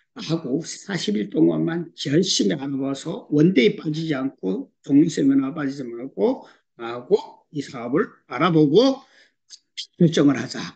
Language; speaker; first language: Korean; early bilingual, heritage; Korean